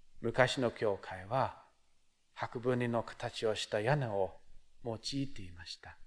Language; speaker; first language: Japanese; non-native, fluent; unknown